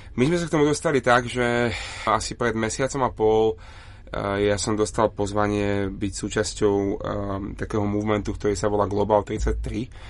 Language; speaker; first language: Slovak; native; Slovak